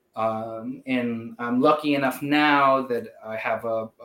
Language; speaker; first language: English; non-native, fluent; Spanish